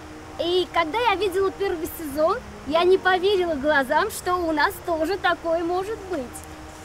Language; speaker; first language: Russian; non-native, fluent; Armenian